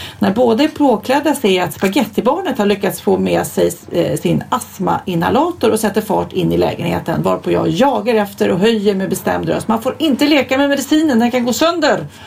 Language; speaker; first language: Swedish; native; Swedish